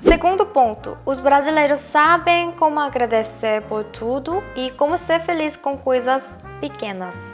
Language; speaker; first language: Portuguese; non-native, fluent; Korean